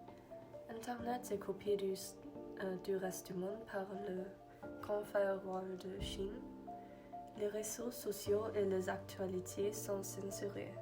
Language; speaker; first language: French; non-native, learner; German